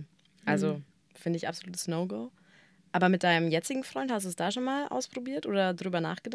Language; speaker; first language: German; native; German